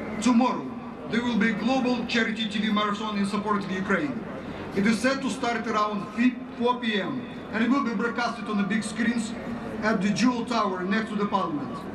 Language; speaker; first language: English; non-native, fluent; Ukrainian